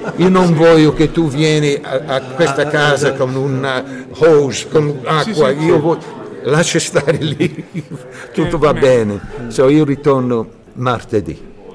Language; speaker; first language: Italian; early bilingual, heritage; English